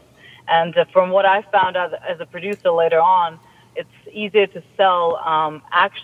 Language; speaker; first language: English; native; English